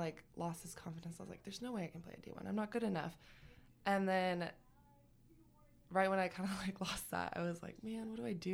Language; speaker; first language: English; native; English